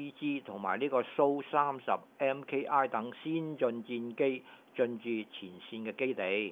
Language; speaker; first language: Chinese; non-native, local second language; Cantonese